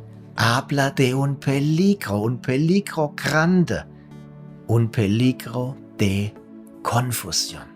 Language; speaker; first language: Spanish; non-native, fluent; German